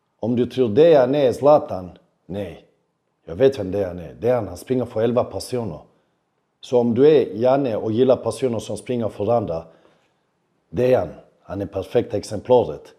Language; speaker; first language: Swedish; early bilingual, other home language; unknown